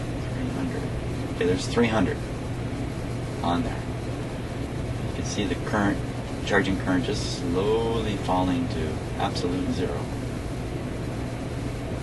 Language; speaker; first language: English; native; English